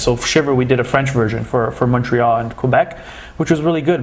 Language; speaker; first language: English; early bilingual, other home language; Portuguese